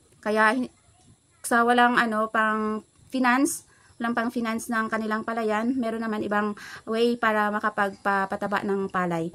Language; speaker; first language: Filipino; non-native, local second language; Cebuano